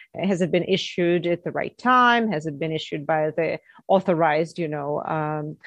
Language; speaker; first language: English; non-native, fluent; Russian